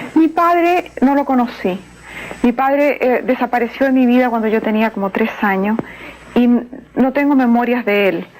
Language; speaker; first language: Spanish; native; Spanish